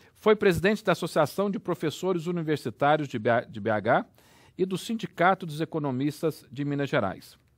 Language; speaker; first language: Portuguese; native; Portuguese